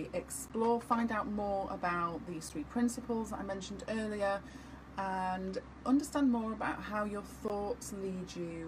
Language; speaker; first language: English; native; English